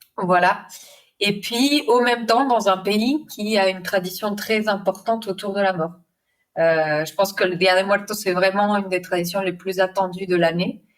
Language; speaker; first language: French; non-native, fluent; Spanish